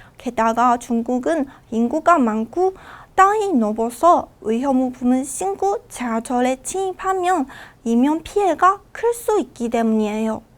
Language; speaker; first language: Korean; non-native, fluent; Chinese